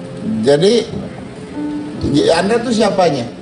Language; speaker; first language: Indonesian; native; Indonesian